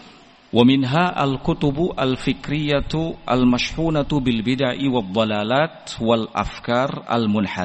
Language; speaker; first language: Arabic; non-native, fluent; Indonesian